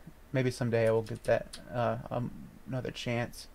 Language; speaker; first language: English; native; English